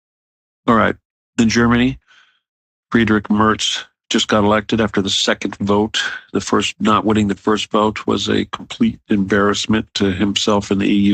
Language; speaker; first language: English; native; English